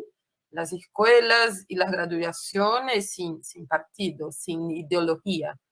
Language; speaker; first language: Spanish; non-native, fluent; Portuguese